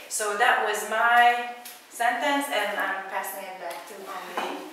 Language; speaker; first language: English; non-native, fluent; Hungarian